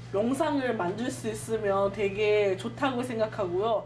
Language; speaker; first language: Korean; non-native, fluent; Chinese